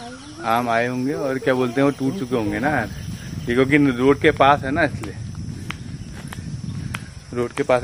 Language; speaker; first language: Hindi; native; Hindi